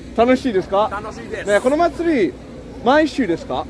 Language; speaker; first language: Japanese; non-native, learner; English